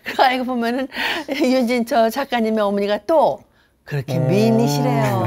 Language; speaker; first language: Korean; native; Korean